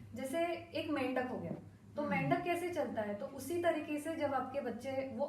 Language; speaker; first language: Hindi; non-native, local second language; Marathi